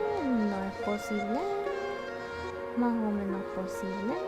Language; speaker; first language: Spanish; early bilingual, heritage; Spanish